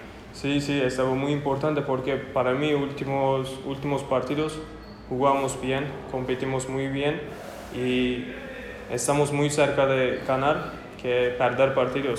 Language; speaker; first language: Spanish; non-native, learner; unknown